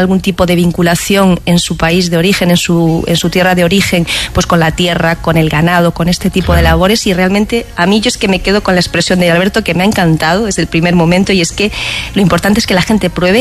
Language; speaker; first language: Spanish; native; Spanish